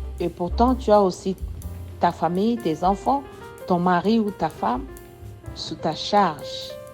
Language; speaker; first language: French; non-native, local second language; Lingala